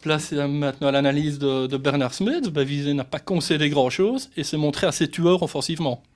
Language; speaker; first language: French; native; French